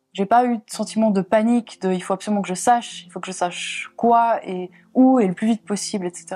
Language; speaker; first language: French; native; French